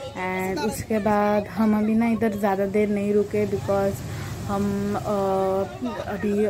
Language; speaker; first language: Hindi; non-native, local second language; Bangla